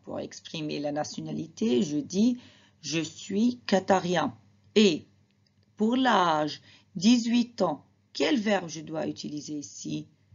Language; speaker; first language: French; non-native, fluent; Arabic